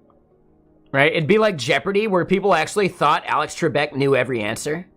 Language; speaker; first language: English; native; English